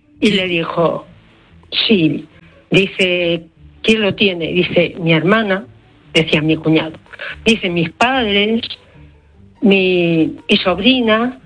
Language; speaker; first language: Spanish; native; Spanish